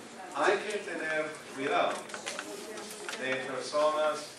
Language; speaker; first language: Spanish; non-native, fluent; English